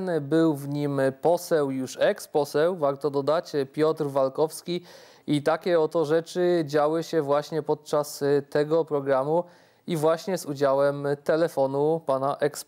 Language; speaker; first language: Polish; native; Polish